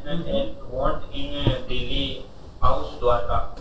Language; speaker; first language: German; non-native, learner; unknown